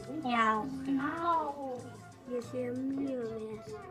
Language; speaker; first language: Icelandic; early bilingual, other home language; Polish